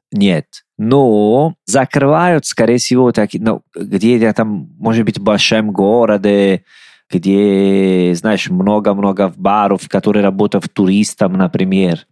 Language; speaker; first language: Russian; non-native, learner; Italian